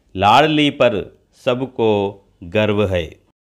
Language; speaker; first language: Hindi; non-native, local second language; Telugu